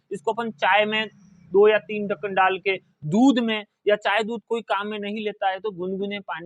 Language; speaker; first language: Hindi; native; Hindi